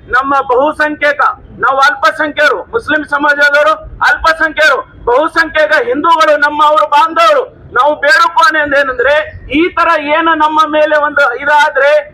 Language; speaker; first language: Kannada; non-native, local second language; Urdu